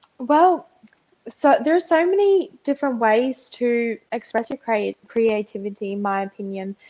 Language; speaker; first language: English; early bilingual, other home language; Russian